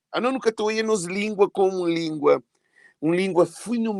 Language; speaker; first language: Portuguese; non-native, local second language; Kabuverdianu